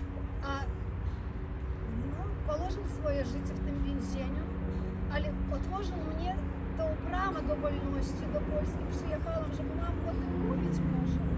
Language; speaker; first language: Polish; early bilingual, heritage; Polish